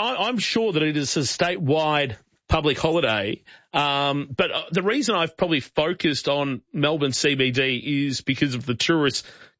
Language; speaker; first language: English; native; English